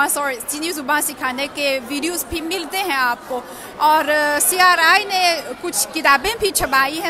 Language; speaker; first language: Hindi; non-native, fluent; Chinese